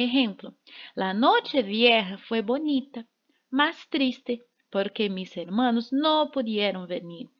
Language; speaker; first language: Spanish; non-native, fluent; Portuguese